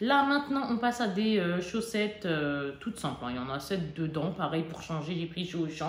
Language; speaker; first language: French; native; French